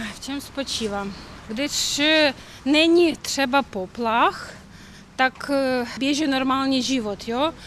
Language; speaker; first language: Czech; non-native, fluent; Ukrainian